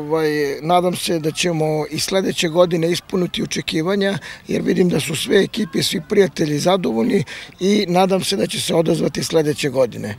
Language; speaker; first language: Croatian; native; Croatian